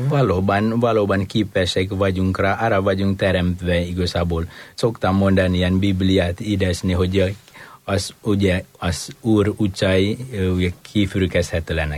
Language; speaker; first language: Hungarian; non-native, fluent; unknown